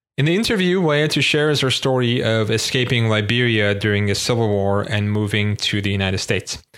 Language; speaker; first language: English; non-native, fluent; Turkish